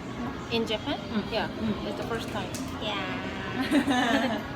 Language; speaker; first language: English; non-native, learner; Korean